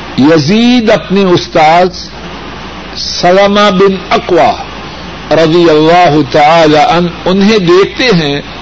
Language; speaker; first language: Urdu; non-native, local second language; Punjabi